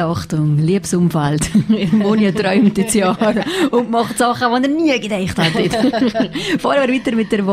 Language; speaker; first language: German; native; German